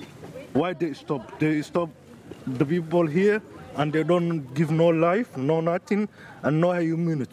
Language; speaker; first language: English; non-native, learner; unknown